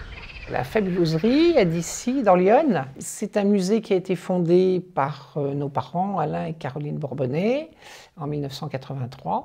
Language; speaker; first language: French; native; French